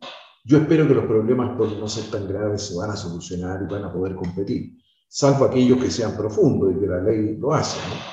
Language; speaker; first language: Spanish; native; Spanish